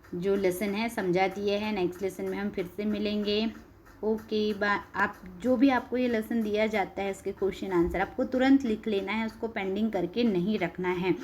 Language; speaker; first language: Hindi; non-native, local second language; Marathi